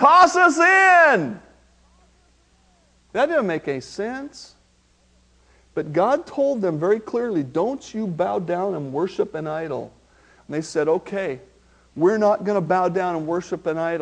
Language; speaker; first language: English; native; English